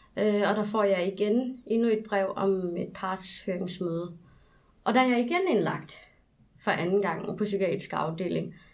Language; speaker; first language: Danish; early bilingual, other home language; Arabic